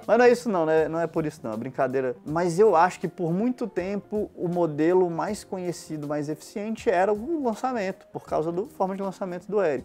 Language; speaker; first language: Portuguese; native; Portuguese